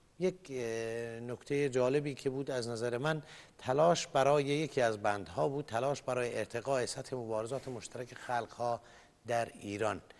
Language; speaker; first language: Persian; non-native, local second language; Kurdish